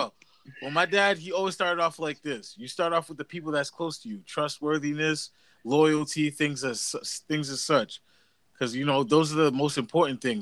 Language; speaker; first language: English; native; English